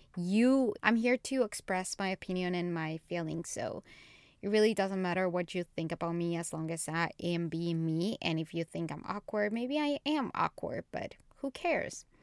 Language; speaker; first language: English; non-native, fluent; Spanish